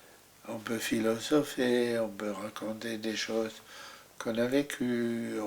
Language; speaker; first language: French; non-native, fluent; German